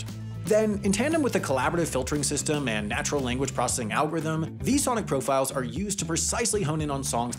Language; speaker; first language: English; native; English